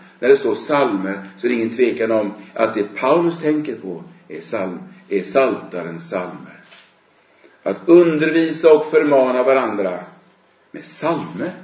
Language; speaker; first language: Swedish; native; Swedish